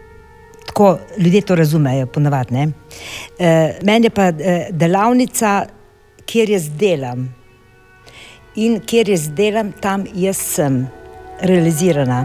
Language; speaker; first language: Slovenian; non-native, fluent; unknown